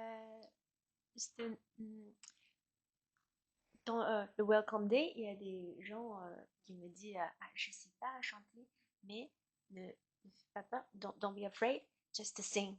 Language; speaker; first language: French; non-native, learner; Chinese